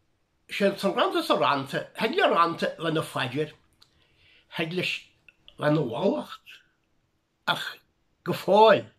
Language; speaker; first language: Irish; native; Irish